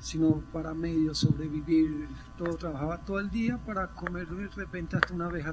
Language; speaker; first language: Portuguese; non-native, learner; Spanish